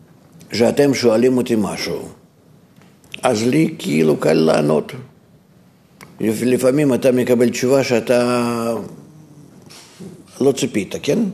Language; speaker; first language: Hebrew; non-native, fluent; Russian